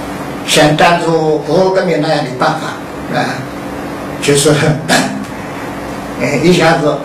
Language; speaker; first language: Chinese; native; Chinese